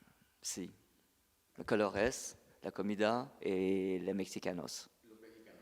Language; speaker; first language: Spanish; non-native, learner; French